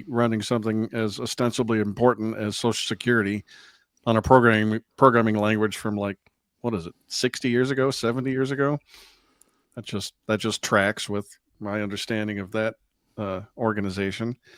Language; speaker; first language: English; native; English